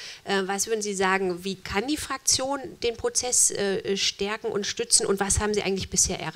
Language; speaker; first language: German; native; German